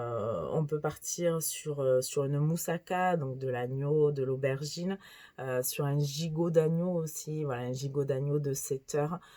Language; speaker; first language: French; native; French